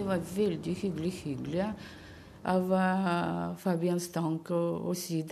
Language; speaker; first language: Norwegian; early bilingual, other home language; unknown